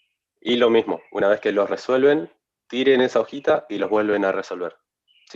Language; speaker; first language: Spanish; native; Spanish